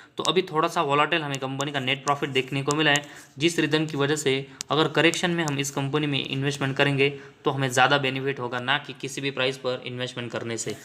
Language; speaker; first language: Hindi; non-native, local second language; Marathi